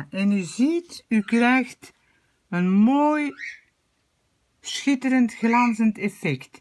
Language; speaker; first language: Dutch; native; Dutch